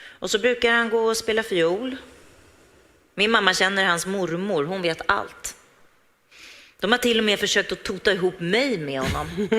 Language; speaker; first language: Swedish; native; Swedish